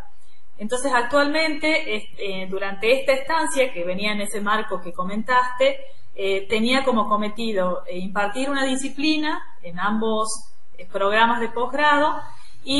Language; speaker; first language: Spanish; native; Spanish